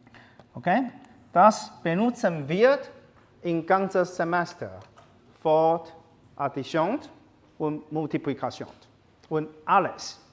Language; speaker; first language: German; non-native, learner; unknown